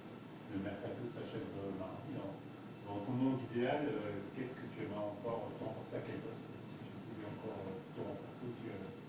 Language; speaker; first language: French; native; French